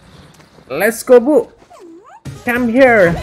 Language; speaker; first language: English; non-native, learner; Indonesian